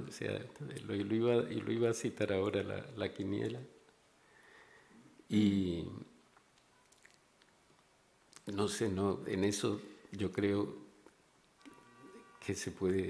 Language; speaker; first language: Spanish; native; Spanish